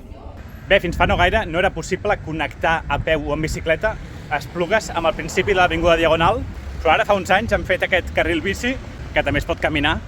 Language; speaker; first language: Catalan; native; Catalan